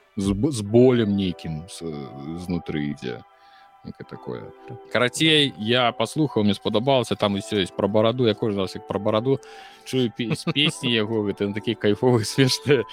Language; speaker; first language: Belarusian; non-native, local second language; Russian